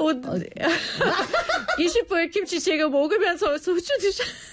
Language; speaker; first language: Korean; non-native, fluent; English